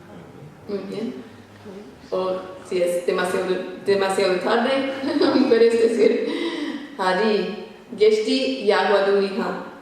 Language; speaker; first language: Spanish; non-native, fluent; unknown